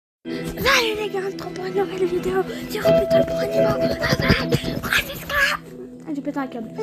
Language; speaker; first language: French; native; French